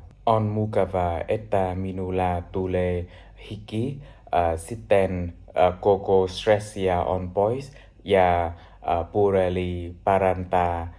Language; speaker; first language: Finnish; non-native, learner; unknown